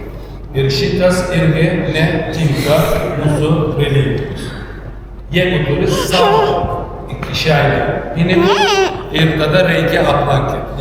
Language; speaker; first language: Lithuanian; non-native, learner; Turkish